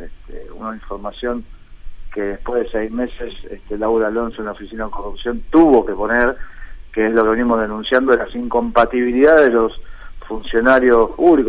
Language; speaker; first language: Spanish; native; Spanish